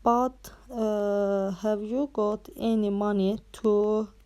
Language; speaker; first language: English; non-native, fluent; Azerbaijani